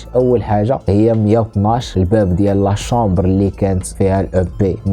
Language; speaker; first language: Arabic; native; Arabic